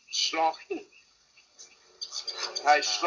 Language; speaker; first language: Dutch; non-native, learner; English